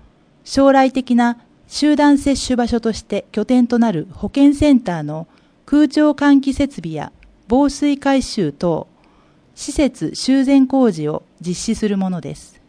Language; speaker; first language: Japanese; native; Japanese